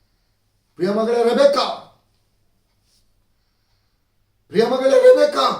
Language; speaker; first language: Kannada; native; Kannada